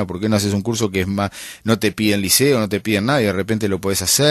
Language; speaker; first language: Spanish; native; Spanish